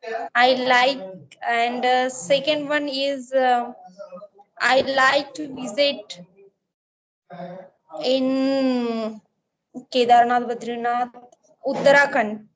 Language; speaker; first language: English; non-native, learner; Marathi